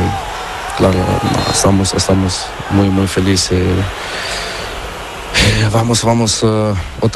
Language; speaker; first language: Spanish; non-native, learner; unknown